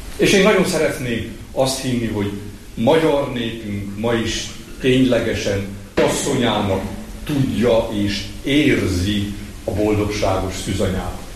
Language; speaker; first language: Hungarian; native; Hungarian